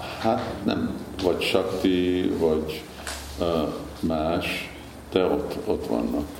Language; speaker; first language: Hungarian; early bilingual, heritage; Hungarian